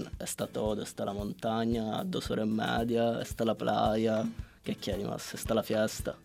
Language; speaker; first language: Spanish; non-native, learner; Italian